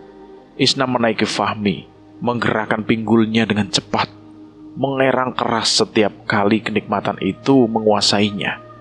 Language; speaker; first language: Indonesian; native; Indonesian